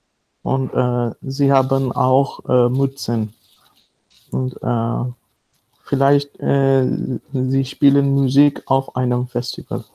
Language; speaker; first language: German; non-native, learner; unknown